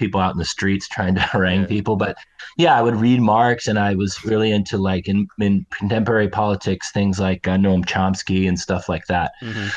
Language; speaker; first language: English; native; English